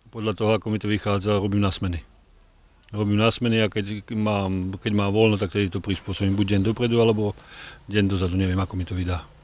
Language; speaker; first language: Slovak; native; Slovak